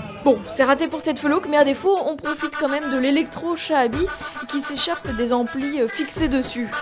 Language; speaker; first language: French; native; French